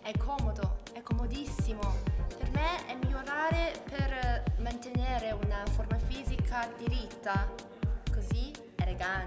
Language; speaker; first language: Italian; non-native, learner; Chinese